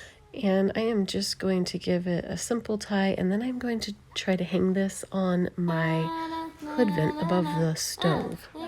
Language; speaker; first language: English; native; English